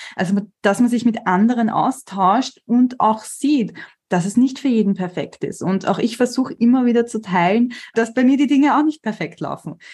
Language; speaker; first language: German; native; German